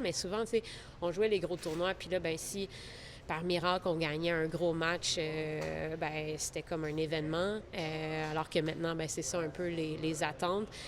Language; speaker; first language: French; native; French